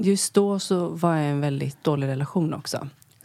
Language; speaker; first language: Swedish; native; Swedish